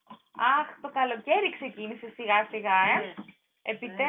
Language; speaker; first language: Greek; non-native, learner; German